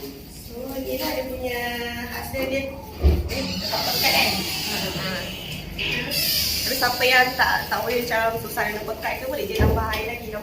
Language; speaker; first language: Malay; native; Malay